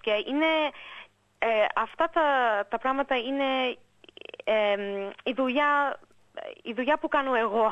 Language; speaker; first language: Greek; early bilingual, heritage; English